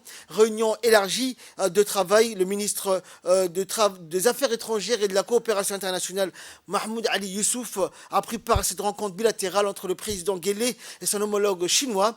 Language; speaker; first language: French; native; French